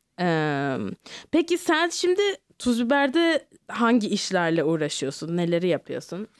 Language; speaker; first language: Turkish; native; Turkish